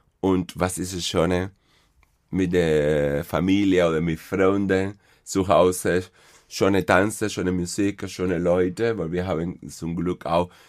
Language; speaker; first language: German; non-native, fluent; Spanish